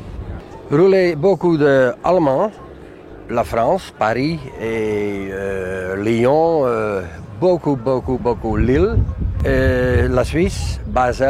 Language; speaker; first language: French; non-native, learner; Dutch